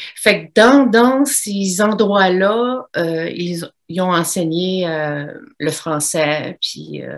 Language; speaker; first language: French; native; French